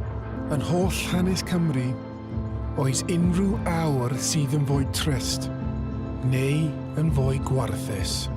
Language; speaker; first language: Welsh; native; Welsh